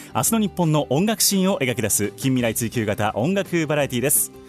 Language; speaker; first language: Japanese; native; Japanese